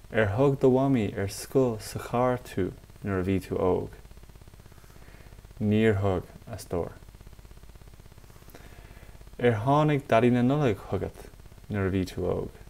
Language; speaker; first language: Irish; non-native, local second language; English